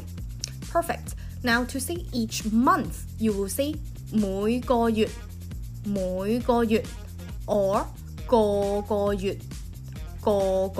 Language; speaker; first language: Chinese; early bilingual, heritage; Cantonese